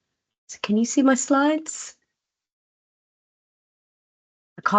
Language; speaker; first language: English; native; English